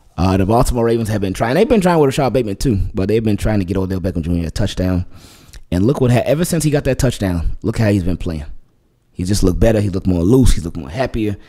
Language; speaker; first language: English; native; English